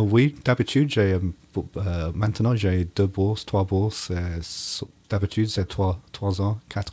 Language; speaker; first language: French; non-native, learner; English